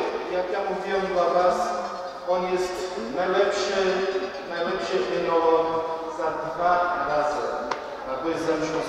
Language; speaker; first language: Polish; non-native, learner; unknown